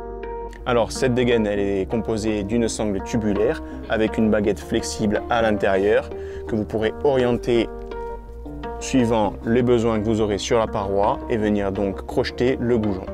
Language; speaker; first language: French; native; French